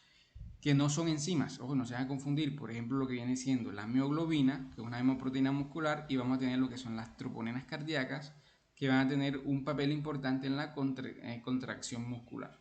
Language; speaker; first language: Spanish; native; Spanish